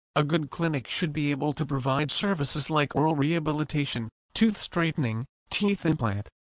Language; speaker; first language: English; non-native, fluent; Spanish